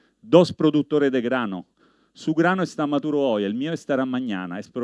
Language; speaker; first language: Spanish; non-native, learner; Italian